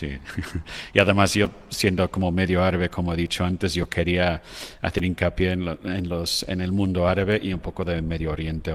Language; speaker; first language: Spanish; non-native, fluent; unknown